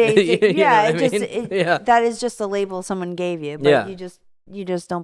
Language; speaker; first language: English; native; English